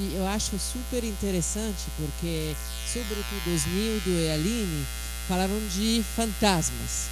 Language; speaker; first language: Portuguese; non-native, fluent; French